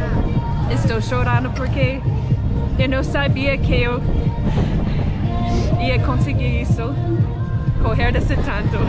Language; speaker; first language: Portuguese; non-native, fluent; English